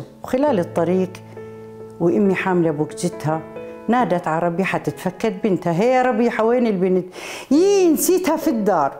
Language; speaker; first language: Arabic; native; Arabic